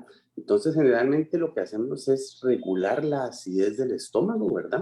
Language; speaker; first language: Spanish; native; Spanish